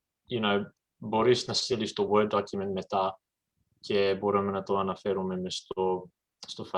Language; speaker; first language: Greek; early bilingual, heritage; English